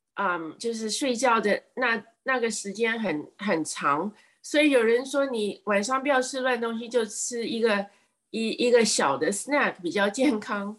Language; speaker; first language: Chinese; early bilingual, heritage; English